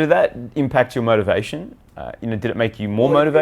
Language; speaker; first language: English; native; English